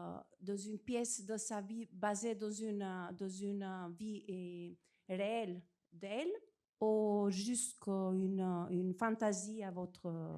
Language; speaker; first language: French; non-native, fluent; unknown